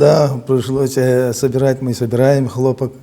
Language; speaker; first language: Russian; non-native, fluent; Turkmen